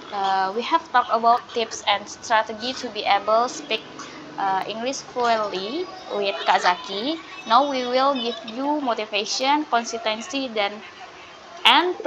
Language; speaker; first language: English; non-native, learner; Indonesian